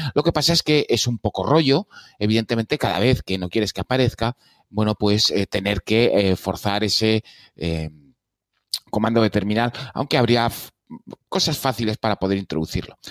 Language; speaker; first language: Spanish; native; Spanish